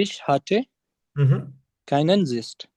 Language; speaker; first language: German; non-native, learner; Urdu